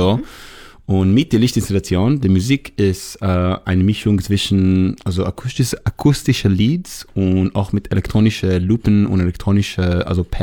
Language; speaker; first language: German; non-native, learner; Hebrew